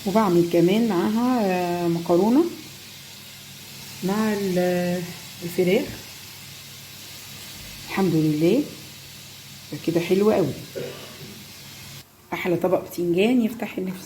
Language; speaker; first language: Arabic; native; Arabic